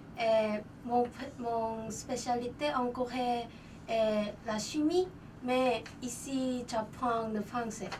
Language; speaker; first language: French; non-native, learner; Korean